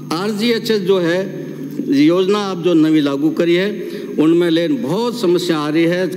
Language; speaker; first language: Hindi; native; Hindi